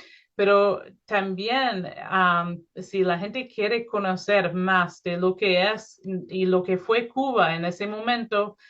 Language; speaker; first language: Spanish; non-native, fluent; English